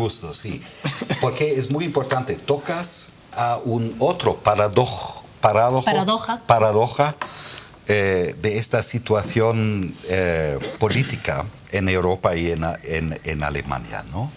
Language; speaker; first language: Spanish; non-native, fluent; German